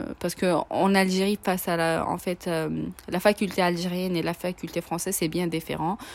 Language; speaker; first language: French; non-native, local second language; Arabic